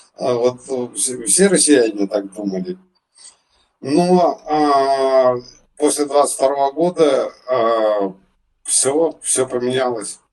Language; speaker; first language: Russian; native; Russian